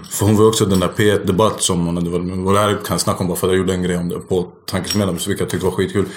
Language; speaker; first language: Swedish; early bilingual, other home language; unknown